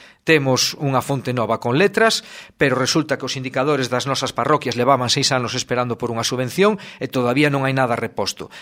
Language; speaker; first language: Galician; native; Galician